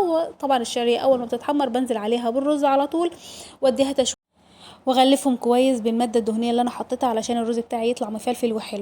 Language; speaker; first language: Arabic; native; Arabic